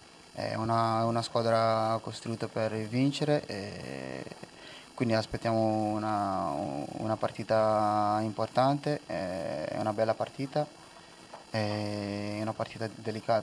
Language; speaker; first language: Italian; non-native, fluent; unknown